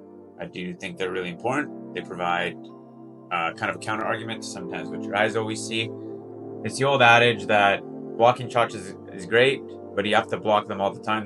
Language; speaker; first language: English; native; English